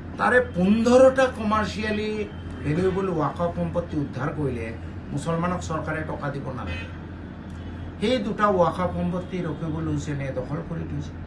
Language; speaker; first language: Assamese; non-native, local second language; Bangla